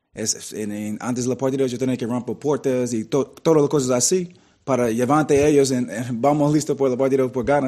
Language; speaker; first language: Spanish; non-native, learner; English